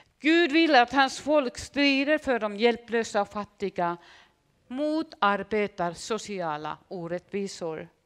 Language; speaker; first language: Swedish; non-native, fluent; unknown